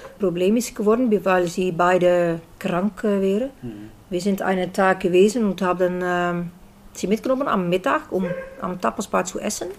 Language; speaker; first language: German; non-native, learner; Dutch